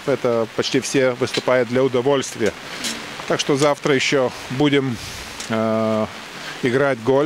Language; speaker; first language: Russian; non-native, local second language; Lithuanian